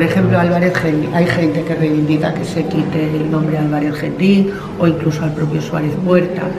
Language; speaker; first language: Spanish; native; Spanish